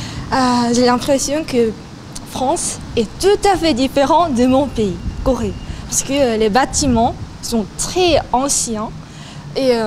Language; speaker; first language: French; non-native, learner; Korean